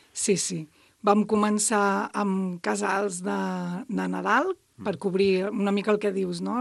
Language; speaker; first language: Catalan; native; Catalan